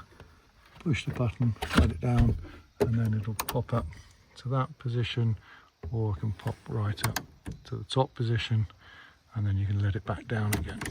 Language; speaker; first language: English; native; English